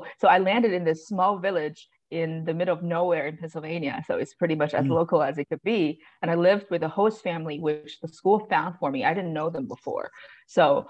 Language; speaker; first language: English; non-native, fluent; Chinese